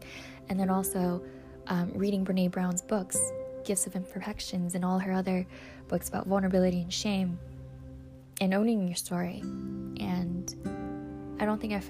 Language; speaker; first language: English; native; English